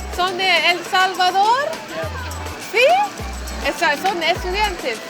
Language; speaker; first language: Spanish; non-native, fluent; English